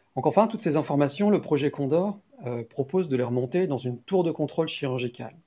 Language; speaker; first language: French; native; French